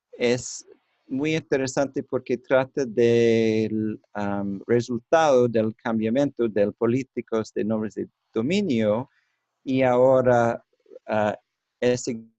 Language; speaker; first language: Spanish; non-native, learner; English